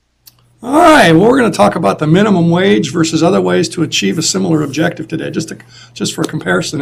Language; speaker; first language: English; native; English